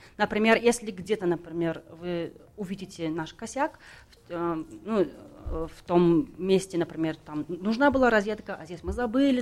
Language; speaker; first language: Russian; non-native, local second language; Tajik